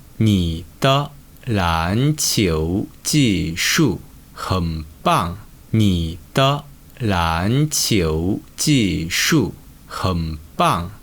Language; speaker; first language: Chinese; non-native, fluent; Korean